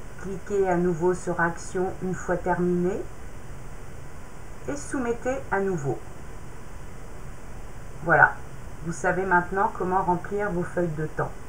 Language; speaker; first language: French; native; French